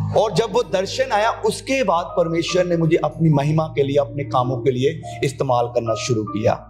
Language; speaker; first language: Hindi; non-native, local second language; Punjabi